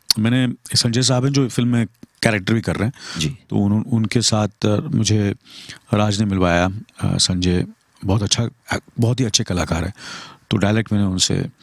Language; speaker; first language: Hindi; native; Hindi